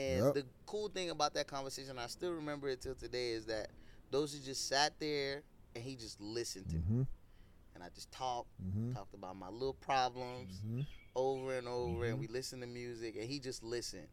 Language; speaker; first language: English; non-native, local second language; Yoruba